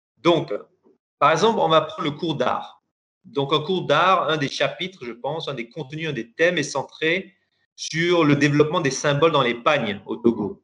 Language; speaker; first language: French; non-native, local second language; Persian